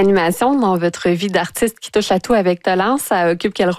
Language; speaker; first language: French; native; French